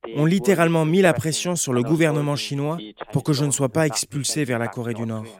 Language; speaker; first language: French; non-native, fluent; Korean